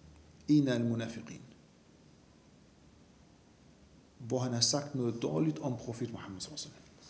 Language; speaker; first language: Danish; non-native, fluent; Arabic